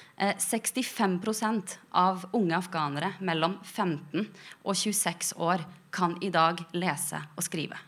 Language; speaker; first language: Norwegian; early bilingual, other home language; Persian